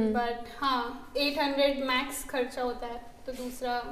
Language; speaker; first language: Hindi; non-native, local second language; Gujarati